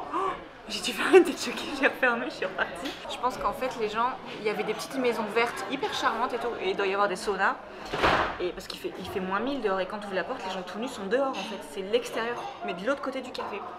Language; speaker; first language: French; native; French